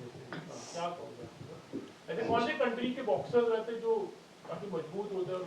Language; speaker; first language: Hindi; native; Hindi